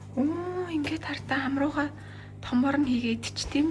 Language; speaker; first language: Mongolian; native; Mongolian